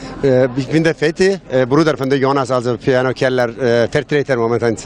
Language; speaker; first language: German; non-native, learner; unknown